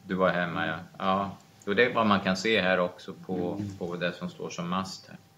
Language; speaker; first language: Swedish; native; Swedish